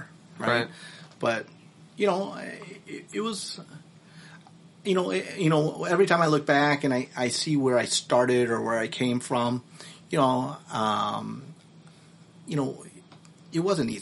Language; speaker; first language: English; early bilingual, other home language; Filipino